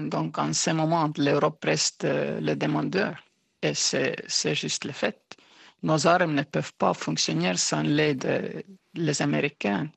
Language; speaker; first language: French; non-native, fluent; Estonian